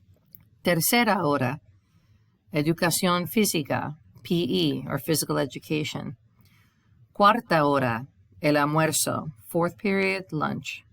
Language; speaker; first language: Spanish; non-native, fluent; English